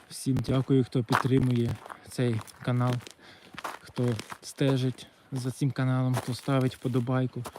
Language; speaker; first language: Ukrainian; non-native, local second language; Russian